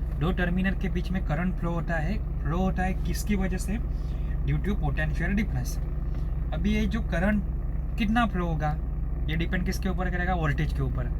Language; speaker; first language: Hindi; non-native, local second language; Marathi